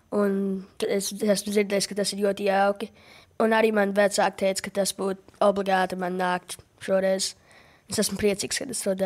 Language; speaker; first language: Latvian; early bilingual, heritage; English